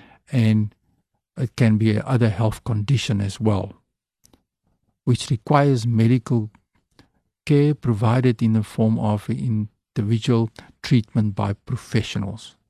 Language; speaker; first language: English; non-native, local second language; Afrikaans